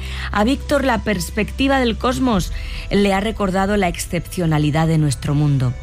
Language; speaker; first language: Spanish; native; Spanish